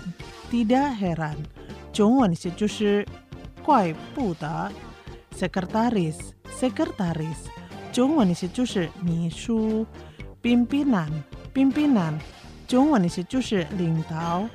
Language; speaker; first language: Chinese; non-native, learner; Indonesian